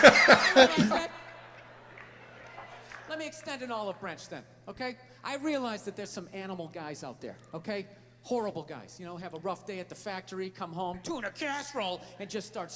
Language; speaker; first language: English; native; English